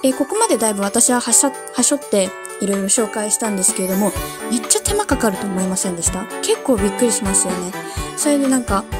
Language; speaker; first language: Japanese; native; Japanese